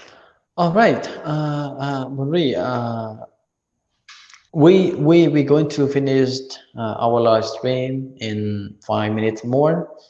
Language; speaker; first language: English; non-native, learner; Khmer